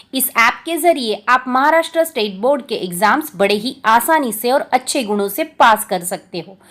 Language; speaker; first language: Hindi; non-native, local second language; Marathi